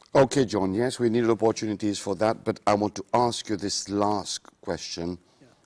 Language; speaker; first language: English; non-native, local second language; Seselwa Creole French